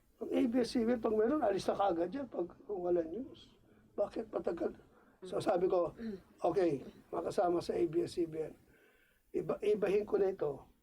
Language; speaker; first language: Filipino; non-native, local second language; Cebuano